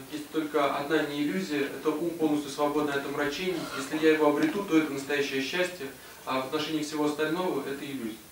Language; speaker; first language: Russian; native; Russian